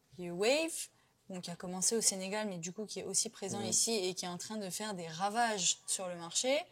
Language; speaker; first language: French; native; French